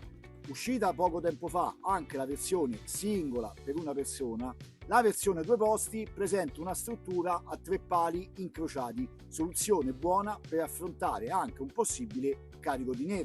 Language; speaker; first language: Italian; native; Italian